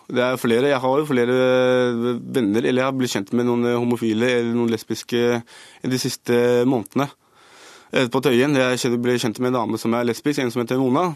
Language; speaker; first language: Norwegian; early bilingual, other home language; Urdu